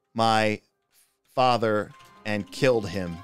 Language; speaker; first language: English; native; English